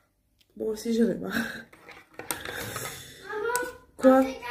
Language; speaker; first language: French; native; French